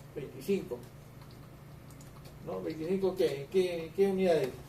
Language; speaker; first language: Spanish; native; Spanish